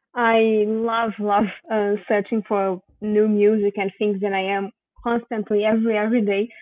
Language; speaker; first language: English; non-native, fluent; Portuguese